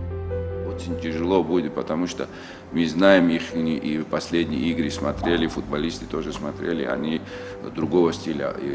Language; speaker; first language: Russian; non-native, local second language; Tajik